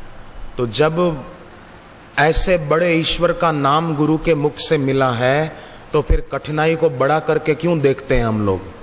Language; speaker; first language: Hindi; native; Hindi